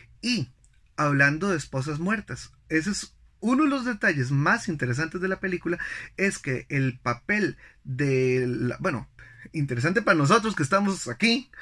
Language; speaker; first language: Spanish; native; Spanish